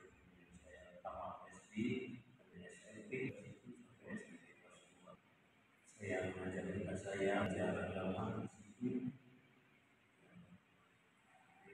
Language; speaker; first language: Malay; non-native, local second language; Javanese